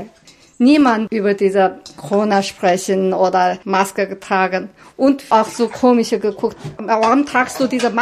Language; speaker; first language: German; non-native, learner; Chinese